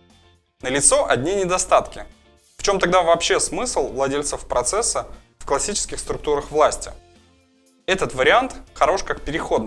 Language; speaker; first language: Russian; native; Russian